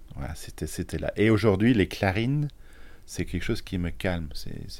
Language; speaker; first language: French; native; French